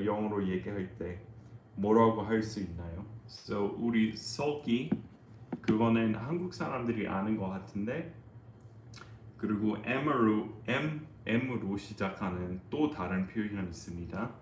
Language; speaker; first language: Korean; non-native, fluent; English